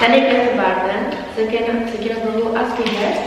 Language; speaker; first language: Albanian; early bilingual, heritage; Albanian